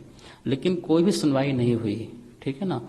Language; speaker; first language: Hindi; native; Hindi